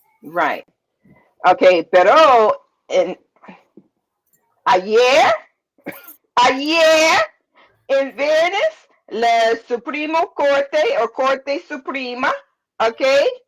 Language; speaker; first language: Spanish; non-native, learner; English